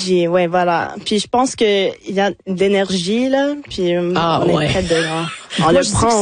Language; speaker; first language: French; non-native, local second language; English